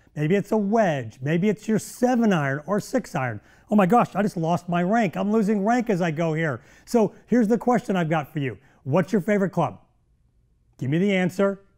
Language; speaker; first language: English; native; English